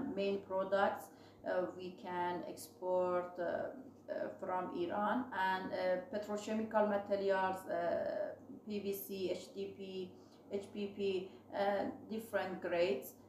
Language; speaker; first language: English; non-native, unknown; Persian